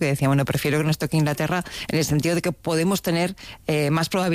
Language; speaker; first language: Spanish; native; Spanish